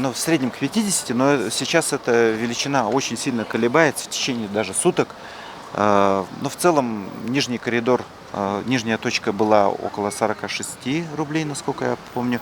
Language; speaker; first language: Russian; native; Russian